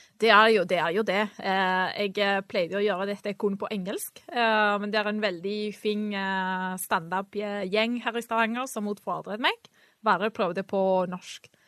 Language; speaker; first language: Norwegian; non-native, fluent; Spanish